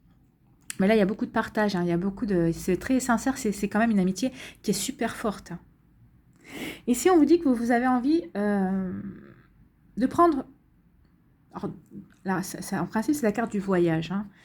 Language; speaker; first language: French; native; French